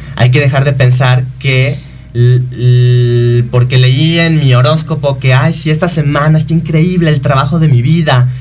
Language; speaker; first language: Spanish; native; Spanish